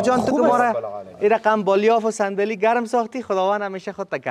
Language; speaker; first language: Persian; native; Persian